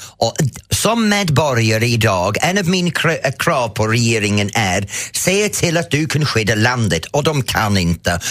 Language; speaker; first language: Swedish; non-native, fluent; English